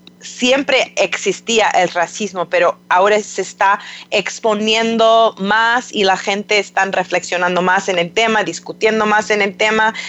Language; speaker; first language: Spanish; non-native, fluent; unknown